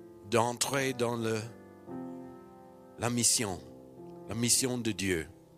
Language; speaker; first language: French; non-native, fluent; English